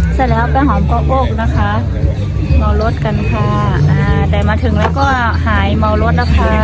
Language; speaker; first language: Thai; non-native, fluent; Khün